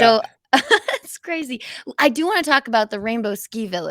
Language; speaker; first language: English; native; English